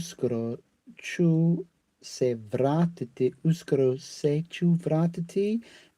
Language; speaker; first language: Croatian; non-native, learner; English